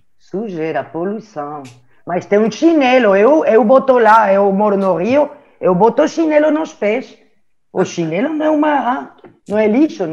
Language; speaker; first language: Portuguese; non-native, learner; French